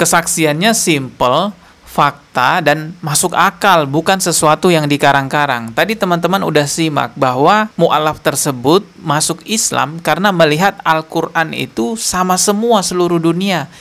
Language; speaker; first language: Indonesian; native; Indonesian